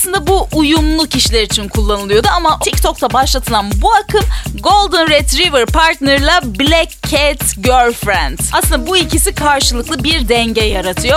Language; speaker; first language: Turkish; native; Turkish